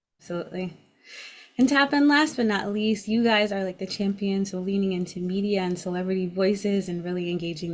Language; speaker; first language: English; native; English